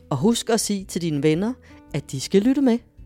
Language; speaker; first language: Danish; native; Danish